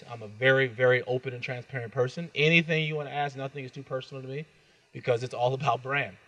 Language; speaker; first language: English; native; English